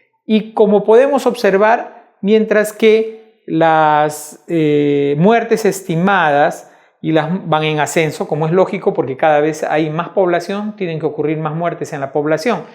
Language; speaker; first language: Spanish; native; Spanish